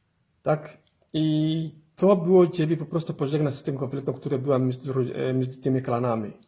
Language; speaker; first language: Polish; non-native, fluent; Somali